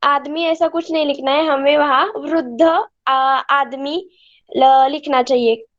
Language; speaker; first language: Hindi; non-native, local second language; Marathi